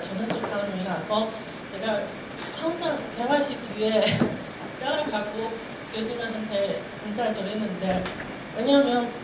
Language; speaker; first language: Korean; non-native, fluent; Chinese